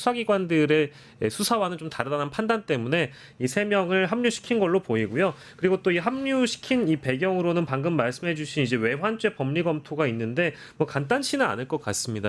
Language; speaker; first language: Korean; native; Korean